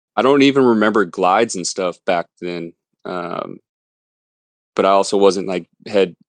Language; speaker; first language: English; native; English